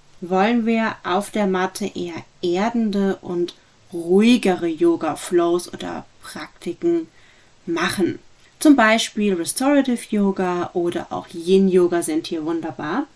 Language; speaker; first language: German; native; German